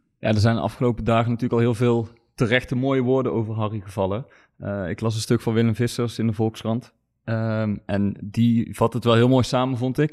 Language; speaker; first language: Dutch; native; Dutch